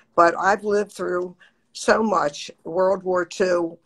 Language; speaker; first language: English; native; English